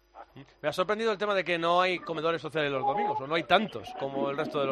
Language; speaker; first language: Spanish; native; Spanish